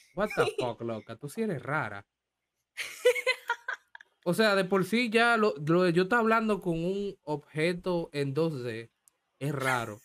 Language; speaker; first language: Spanish; native; Spanish